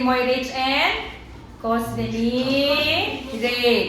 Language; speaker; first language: Russian; non-native, learner; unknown